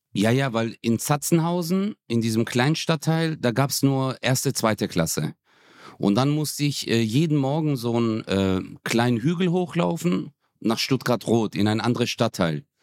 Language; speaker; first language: German; early bilingual, other home language; Turkish